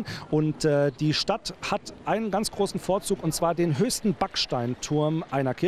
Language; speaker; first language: German; native; German